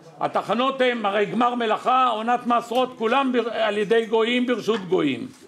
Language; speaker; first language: Hebrew; native; Hebrew